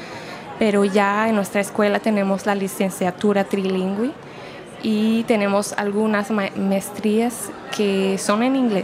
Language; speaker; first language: Spanish; non-native, fluent; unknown